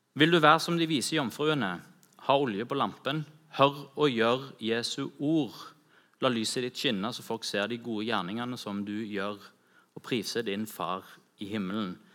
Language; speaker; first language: Norwegian; native; Norwegian